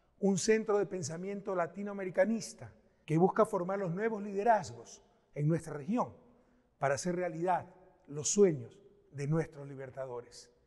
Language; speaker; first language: Spanish; native; Spanish